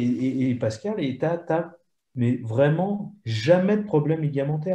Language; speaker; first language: French; native; French